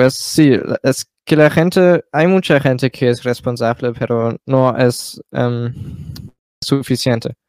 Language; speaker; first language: Spanish; non-native, learner; German